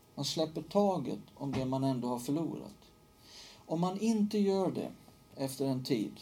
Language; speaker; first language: Swedish; native; Swedish